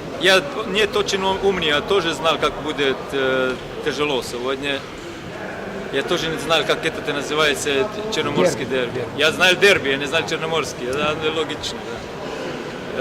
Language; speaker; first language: Russian; non-native, learner; Croatian